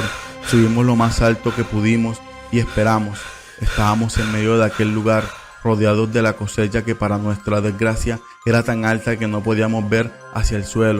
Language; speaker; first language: Spanish; native; Spanish